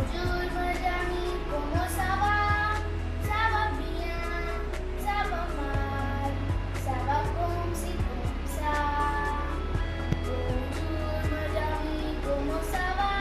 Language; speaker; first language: French; non-native, learner; Hindi